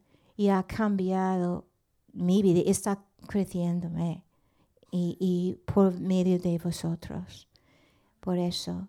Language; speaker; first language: Spanish; non-native, learner; English